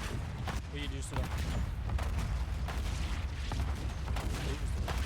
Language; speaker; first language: French; native; French